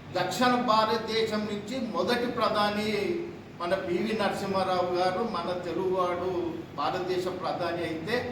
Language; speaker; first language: Telugu; native; Telugu